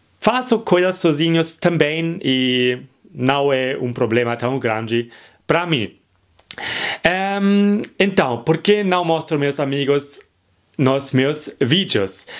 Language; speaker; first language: Portuguese; non-native, fluent; German